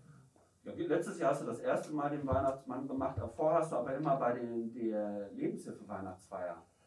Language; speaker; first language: German; native; German